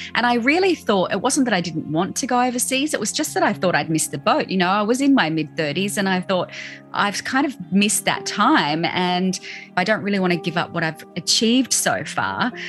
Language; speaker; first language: English; native; English